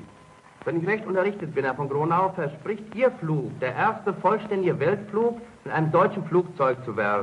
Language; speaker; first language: German; native; German